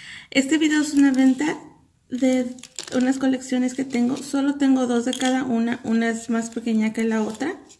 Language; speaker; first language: Spanish; early bilingual, heritage; Spanish